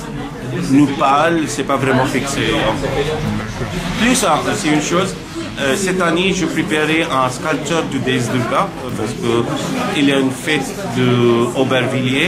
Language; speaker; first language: French; non-native, learner; Bangla